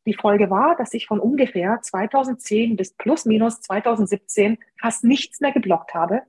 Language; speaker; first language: German; early bilingual, other home language; Hungarian